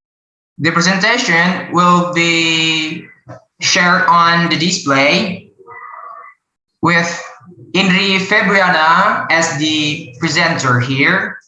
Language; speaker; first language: English; non-native, learner; Indonesian